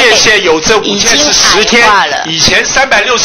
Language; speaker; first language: Chinese; native; Chinese